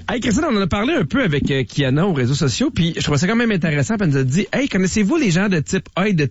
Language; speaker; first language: French; native; French